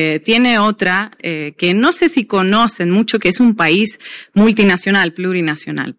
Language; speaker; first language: Spanish; non-native, fluent; Russian